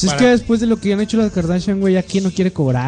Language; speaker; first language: Spanish; native; Spanish